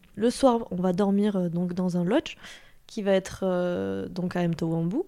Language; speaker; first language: French; native; French